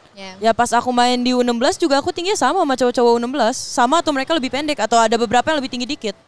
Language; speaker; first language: Indonesian; native; Indonesian